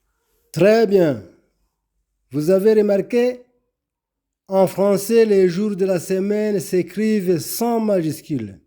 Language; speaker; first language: French; non-native, local second language; Kinyarwanda